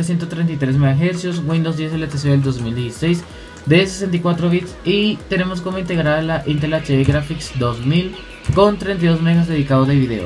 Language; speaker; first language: Spanish; native; Spanish